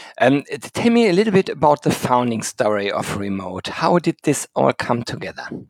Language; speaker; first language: English; non-native, fluent; German